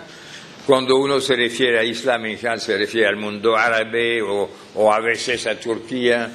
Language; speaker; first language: Spanish; non-native, fluent; French